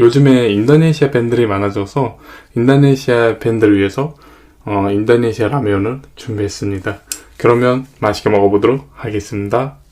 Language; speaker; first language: Korean; non-native, fluent; Indonesian